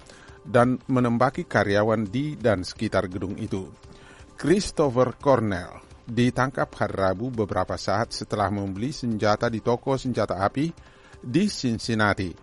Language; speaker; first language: Indonesian; native; Indonesian